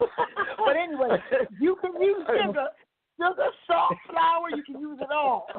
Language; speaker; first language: English; native; English